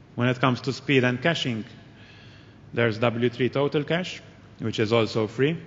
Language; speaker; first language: English; non-native, local second language; Maltese